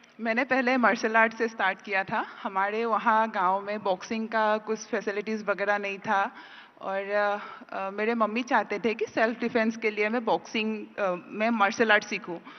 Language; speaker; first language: Hindi; non-native, local second language; Assamese